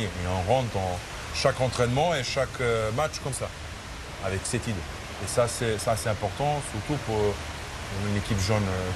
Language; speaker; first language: French; non-native, fluent; Serbian